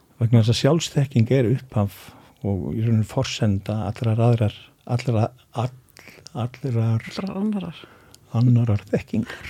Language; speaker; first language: Icelandic; native; Icelandic